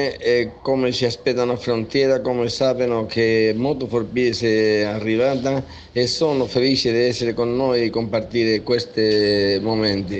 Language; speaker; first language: Italian; non-native, learner; Spanish